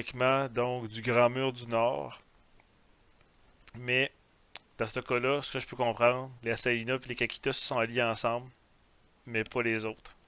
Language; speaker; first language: French; native; French